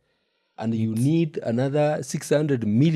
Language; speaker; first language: English; non-native, local second language; Gusii